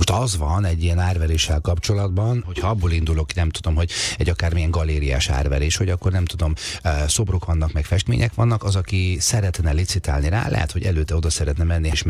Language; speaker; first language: Hungarian; native; Hungarian